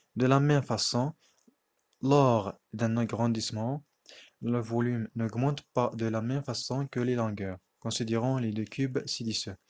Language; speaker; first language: French; non-native, local second language; Arabic